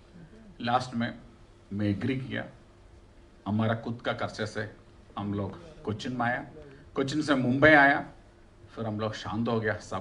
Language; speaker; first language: Hindi; non-native, local second language; Malayalam